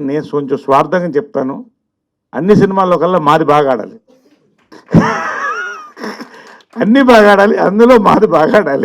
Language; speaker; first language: Telugu; native; Telugu